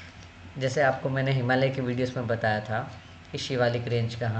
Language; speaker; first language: Hindi; native; Hindi